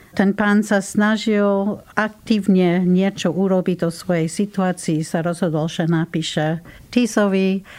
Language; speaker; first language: Slovak; non-native, fluent; English